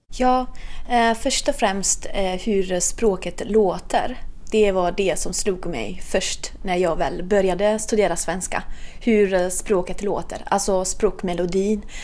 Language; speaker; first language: Swedish; non-native, fluent; Italian